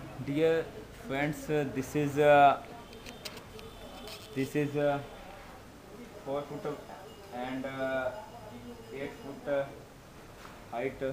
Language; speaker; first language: English; non-native, local second language; Hindi